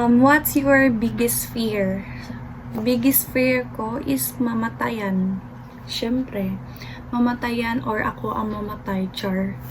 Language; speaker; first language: Filipino; non-native, local second language; Cebuano